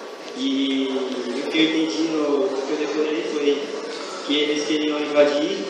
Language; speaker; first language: Portuguese; native; Portuguese